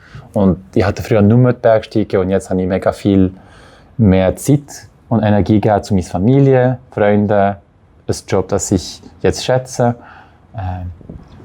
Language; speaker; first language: German; non-native, local second language; French